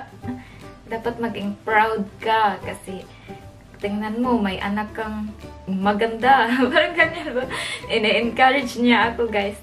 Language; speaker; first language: Filipino; non-native, local second language; Cebuano